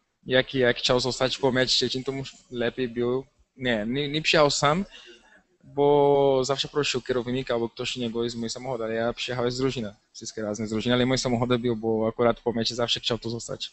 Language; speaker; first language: Polish; non-native, learner; Portuguese